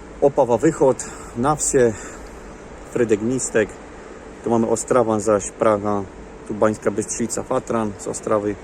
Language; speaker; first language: Polish; native; Polish